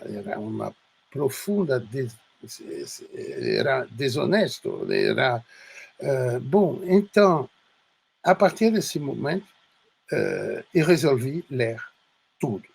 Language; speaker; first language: Portuguese; non-native, fluent; French